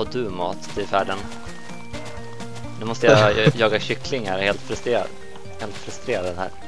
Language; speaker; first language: Swedish; native; Swedish